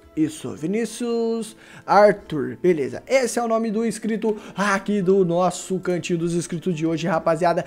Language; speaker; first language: Portuguese; native; Portuguese